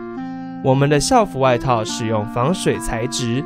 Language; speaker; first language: Chinese; native; Chinese